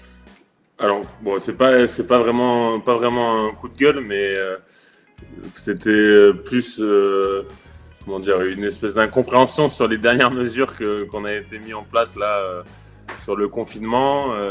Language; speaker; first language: French; native; French